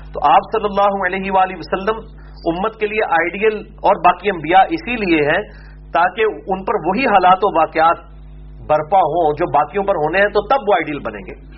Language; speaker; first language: Urdu; non-native, local second language; Punjabi